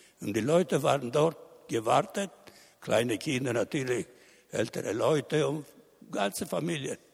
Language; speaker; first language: German; non-native, learner; Italian